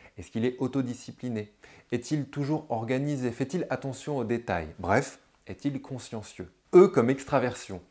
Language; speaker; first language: French; native; French